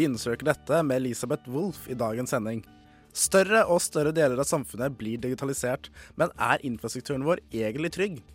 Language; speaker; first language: Norwegian; native; Norwegian